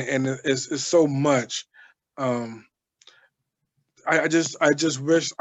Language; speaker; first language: English; native; English